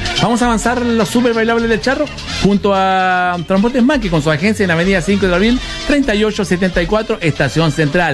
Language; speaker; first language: Spanish; native; Spanish